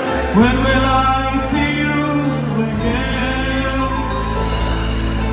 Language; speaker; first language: English; non-native, fluent; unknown